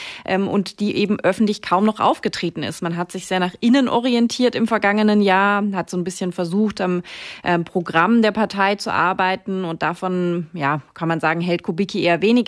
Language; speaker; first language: German; native; German